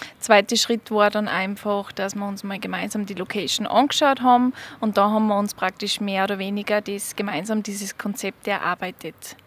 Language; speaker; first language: German; native; German